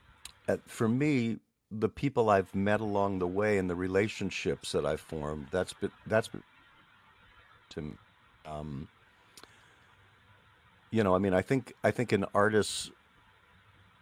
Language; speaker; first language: English; native; English